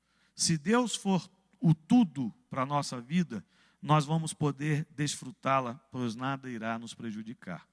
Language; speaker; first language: Portuguese; native; Portuguese